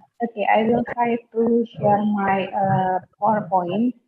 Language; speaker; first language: English; non-native, learner; Indonesian